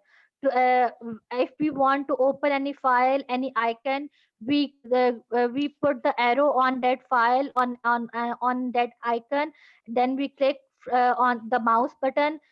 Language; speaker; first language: English; non-native, local second language; Urdu